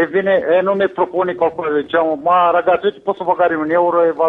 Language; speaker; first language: Italian; non-native, fluent; Romanian